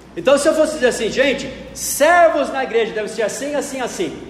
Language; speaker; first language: Portuguese; non-native, fluent; English